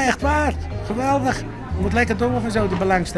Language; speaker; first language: Dutch; native; Dutch